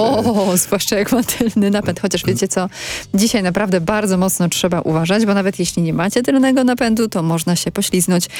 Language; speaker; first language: Polish; native; Polish